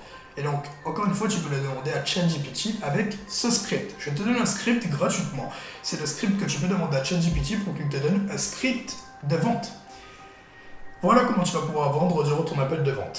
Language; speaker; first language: French; native; French